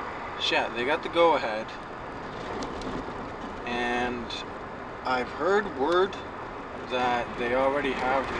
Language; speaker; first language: English; native; English